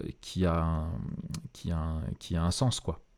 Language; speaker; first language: French; native; French